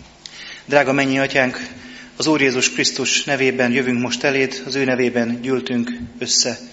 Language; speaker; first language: Hungarian; native; Hungarian